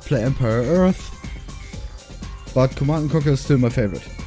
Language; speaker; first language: English; non-native, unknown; German